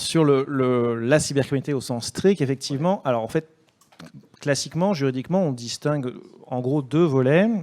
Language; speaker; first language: French; native; French